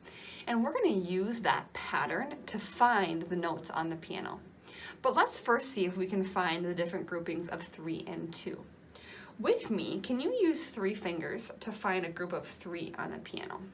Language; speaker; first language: English; native; English